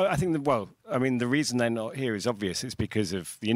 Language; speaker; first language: English; native; English